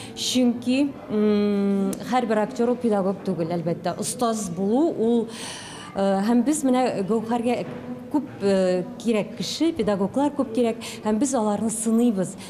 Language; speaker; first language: Tatar; native; Tatar